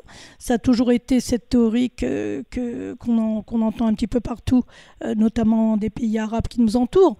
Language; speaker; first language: French; native; French